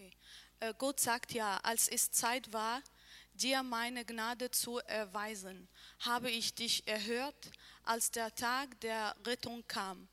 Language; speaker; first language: German; non-native, learner; Arabic